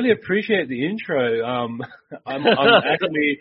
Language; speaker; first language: English; native; English